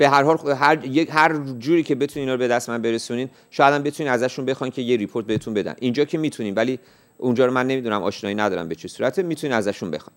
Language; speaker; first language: Persian; native; Persian